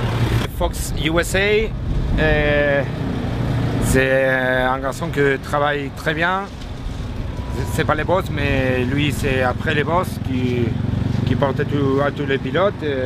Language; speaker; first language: French; non-native, learner; Spanish